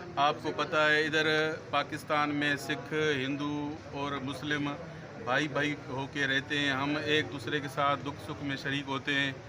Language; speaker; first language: Urdu; non-native, local second language; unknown